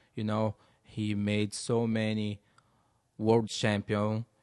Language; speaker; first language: English; non-native, learner; Portuguese